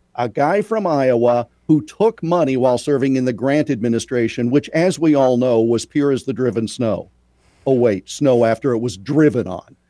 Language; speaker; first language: English; native; English